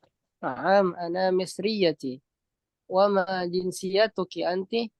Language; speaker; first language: Arabic; non-native, learner; Indonesian